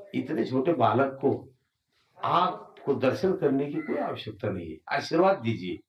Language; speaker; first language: Hindi; non-native, local second language; Marathi